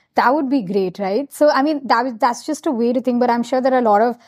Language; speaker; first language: English; non-native, local second language; Hindi